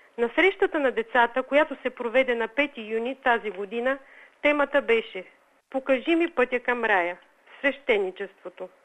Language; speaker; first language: Bulgarian; native; Bulgarian